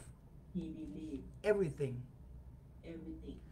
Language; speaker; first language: English; non-native, learner; Thai